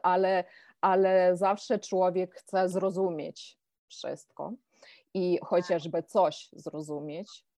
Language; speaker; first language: Polish; non-native, fluent; Ukrainian